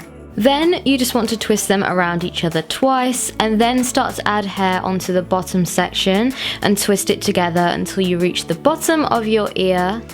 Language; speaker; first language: English; native; English